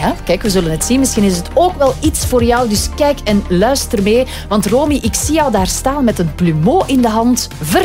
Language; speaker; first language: Dutch; native; Dutch